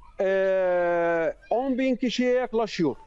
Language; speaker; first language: Turkish; non-native, fluent; Arabic